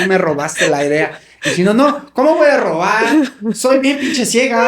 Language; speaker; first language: Spanish; native; Spanish